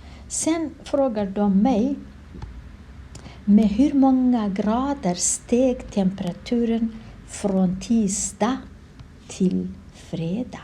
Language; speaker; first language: Swedish; non-native, learner; Kurdish